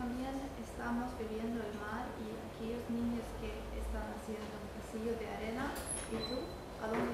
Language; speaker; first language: Spanish; non-native, learner; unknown